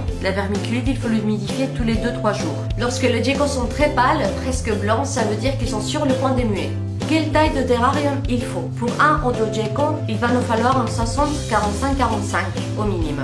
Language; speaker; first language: French; non-native, fluent; Spanish